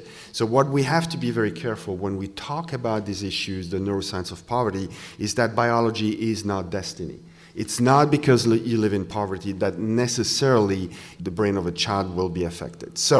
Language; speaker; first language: English; non-native, fluent; French